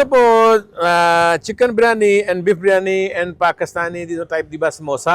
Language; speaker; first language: Filipino; non-native, learner; Urdu